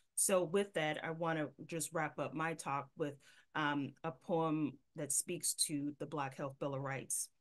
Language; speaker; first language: English; native; English